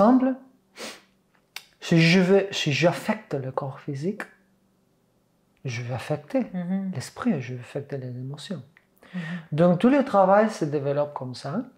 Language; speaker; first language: French; non-native, fluent; Catalan